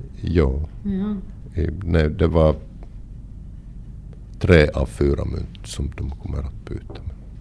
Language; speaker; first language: Swedish; non-native, local second language; Finnish